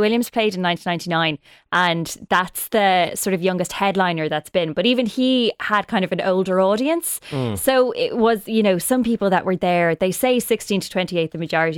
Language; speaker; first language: English; native; English